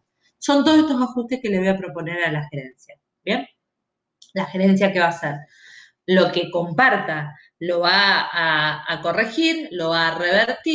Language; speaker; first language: Spanish; native; Spanish